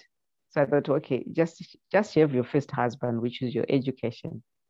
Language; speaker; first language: English; non-native, local second language; Shona